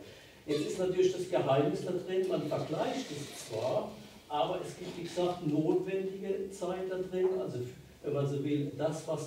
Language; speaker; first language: German; native; German